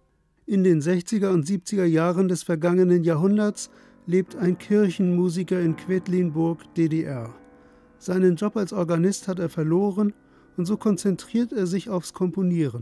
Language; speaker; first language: German; native; German